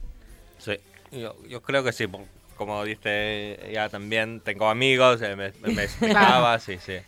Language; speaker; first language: Spanish; non-native, learner; Chinese